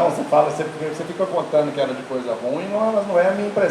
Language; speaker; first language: Portuguese; native; Portuguese